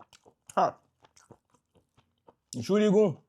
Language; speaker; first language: German; non-native, learner; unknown